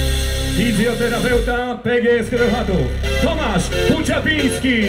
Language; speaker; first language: Polish; native; Polish